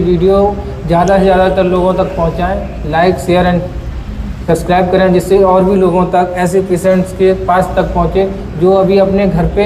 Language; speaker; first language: Hindi; native; Hindi